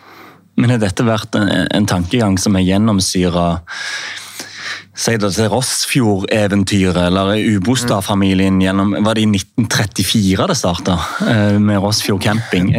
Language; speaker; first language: Norwegian; native; Norwegian